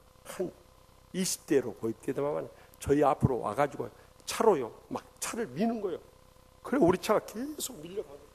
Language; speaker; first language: Korean; native; Korean